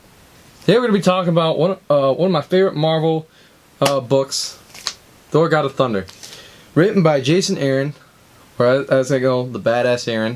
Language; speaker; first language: English; native; English